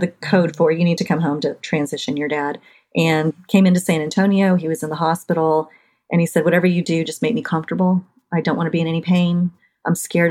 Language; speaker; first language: English; native; English